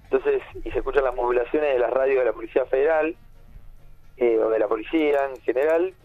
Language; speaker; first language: Spanish; native; Spanish